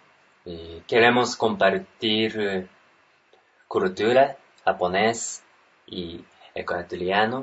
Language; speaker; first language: Spanish; non-native, learner; Japanese